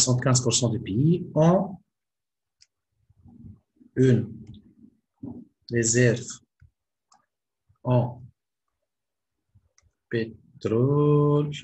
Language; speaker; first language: French; non-native, local second language; Arabic